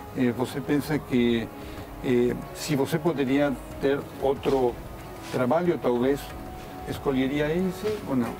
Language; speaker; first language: Portuguese; non-native, fluent; Spanish